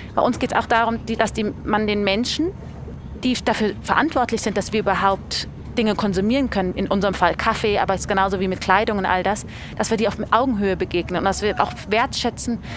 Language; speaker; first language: German; early bilingual, other home language; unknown